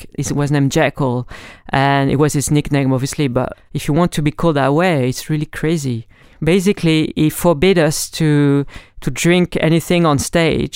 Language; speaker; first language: English; non-native, fluent; French